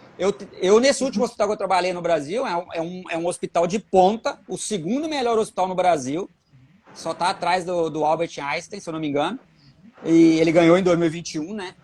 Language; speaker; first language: Portuguese; native; Portuguese